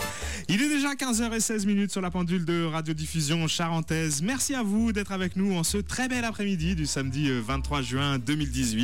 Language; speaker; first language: French; native; French